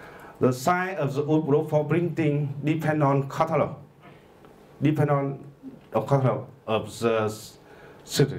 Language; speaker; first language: English; non-native, learner; Vietnamese